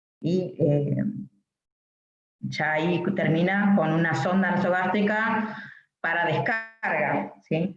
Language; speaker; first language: Spanish; native; Spanish